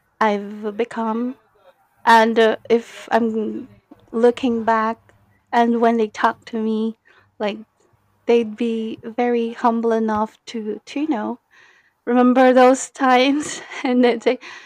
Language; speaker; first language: English; non-native, local second language; Iloko